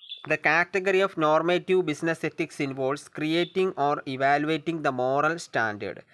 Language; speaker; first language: English; non-native, local second language; Malayalam